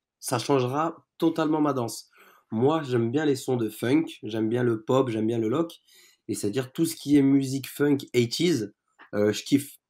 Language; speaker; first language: French; native; French